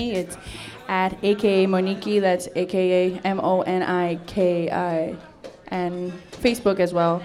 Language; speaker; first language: English; non-native, fluent; Portuguese